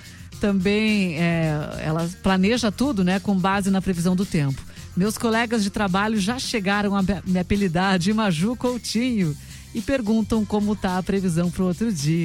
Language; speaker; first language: Portuguese; native; Portuguese